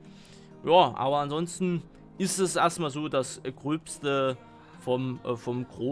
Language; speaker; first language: German; native; German